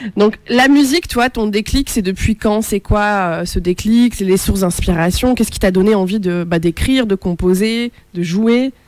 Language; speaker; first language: French; native; French